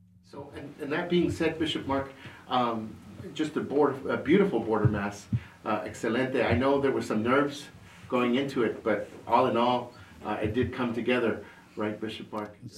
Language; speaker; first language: English; early bilingual, other home language; Spanish